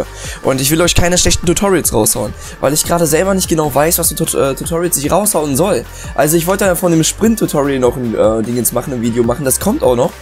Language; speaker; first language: German; native; German